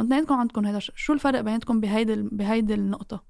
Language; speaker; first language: Arabic; native; Arabic